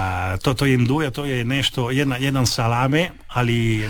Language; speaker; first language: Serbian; non-native, fluent; Italian